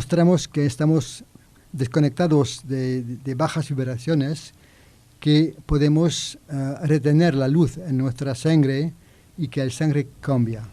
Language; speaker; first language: Spanish; non-native, learner; French